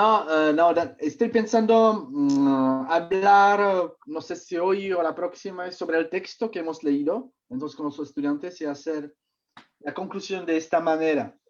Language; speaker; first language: Spanish; non-native, fluent; Czech